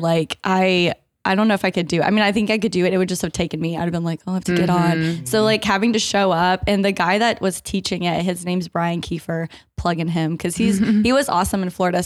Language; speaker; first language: English; native; English